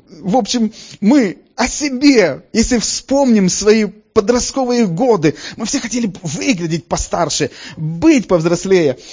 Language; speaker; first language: Russian; native; Russian